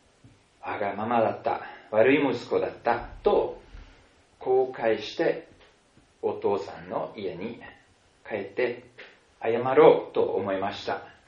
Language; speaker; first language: Japanese; non-native, fluent; German